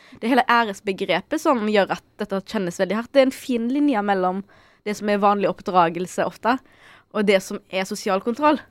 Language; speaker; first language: Norwegian; early bilingual, other home language; Arabic